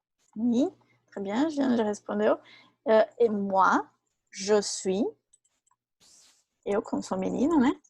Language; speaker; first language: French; non-native, fluent; Portuguese